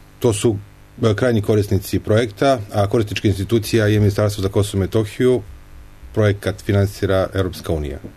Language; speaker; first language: Serbian; native; Serbian